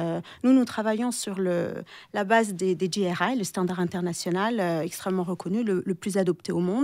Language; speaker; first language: French; native; French